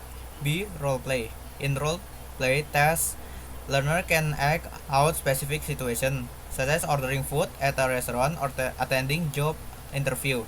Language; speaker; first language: English; non-native, learner; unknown